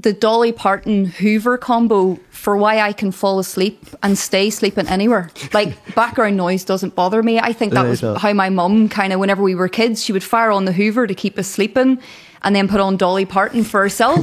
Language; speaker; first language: English; native; English